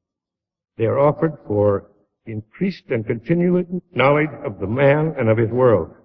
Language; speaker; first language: English; native; English